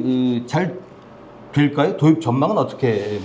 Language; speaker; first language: Korean; native; Korean